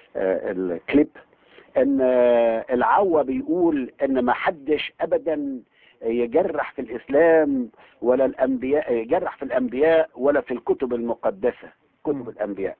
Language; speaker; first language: Arabic; native; Arabic